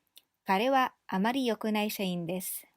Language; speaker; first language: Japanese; non-native, fluent; English